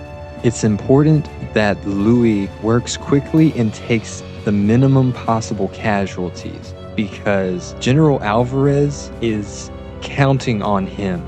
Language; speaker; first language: English; native; English